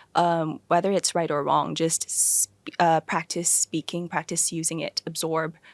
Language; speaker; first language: English; early bilingual, other home language; Thai